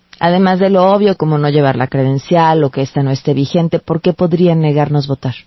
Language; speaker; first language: Spanish; native; Spanish